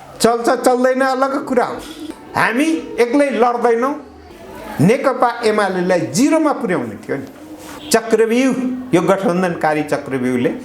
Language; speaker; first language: Nepali; native; Nepali